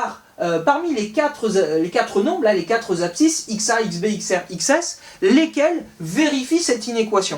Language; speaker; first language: French; native; French